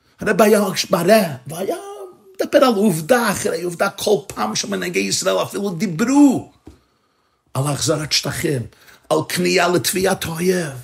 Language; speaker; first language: Hebrew; non-native, fluent; English